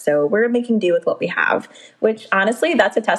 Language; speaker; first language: English; native; English